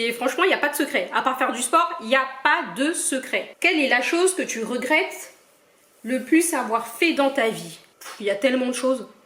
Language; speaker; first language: French; early bilingual, other home language; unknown